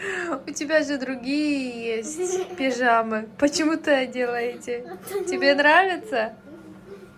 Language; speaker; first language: Russian; non-native, fluent; Tajik